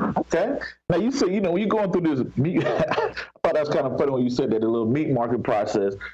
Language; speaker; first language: English; native; English